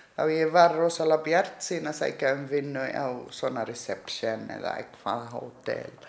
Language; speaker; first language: Icelandic; non-native, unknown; Arabic